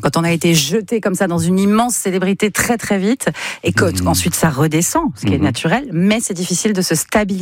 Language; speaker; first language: French; native; French